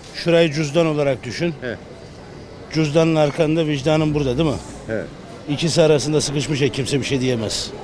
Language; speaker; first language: Turkish; native; Turkish